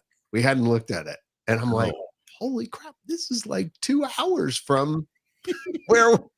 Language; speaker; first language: English; native; English